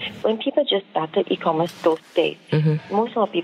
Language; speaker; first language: English; non-native, local second language; Min Nan Chinese